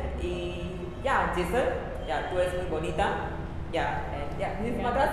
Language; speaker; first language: Spanish; non-native, learner; Gujarati